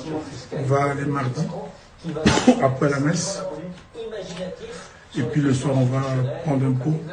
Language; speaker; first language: French; non-native, local second language; Lingala